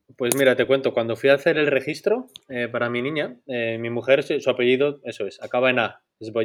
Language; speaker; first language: Spanish; native; Spanish